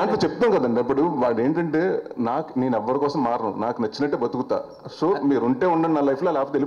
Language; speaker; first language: Telugu; native; Telugu